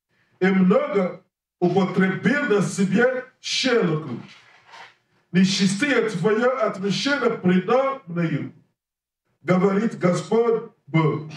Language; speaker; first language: Russian; non-native, learner; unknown